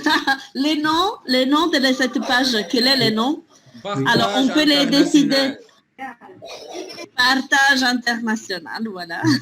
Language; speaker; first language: French; non-native, fluent; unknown